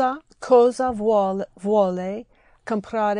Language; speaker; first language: Italian; non-native, learner; English